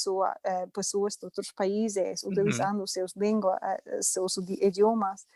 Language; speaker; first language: Portuguese; non-native, fluent; English